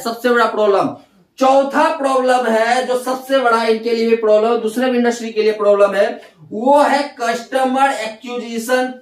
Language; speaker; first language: Hindi; native; Hindi